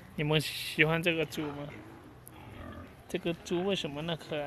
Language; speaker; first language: Chinese; non-native, learner; Thai